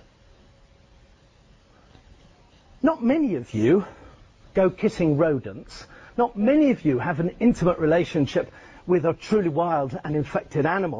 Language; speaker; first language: English; native; English